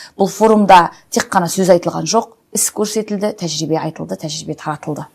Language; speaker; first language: Kazakh; native; Kazakh